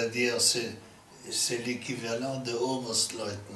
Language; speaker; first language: French; non-native, fluent; English